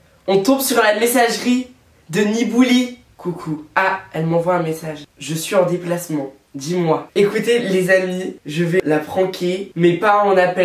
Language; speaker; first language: French; native; French